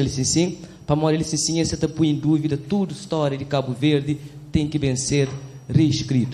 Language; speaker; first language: Portuguese; non-native, local second language; Kabuverdianu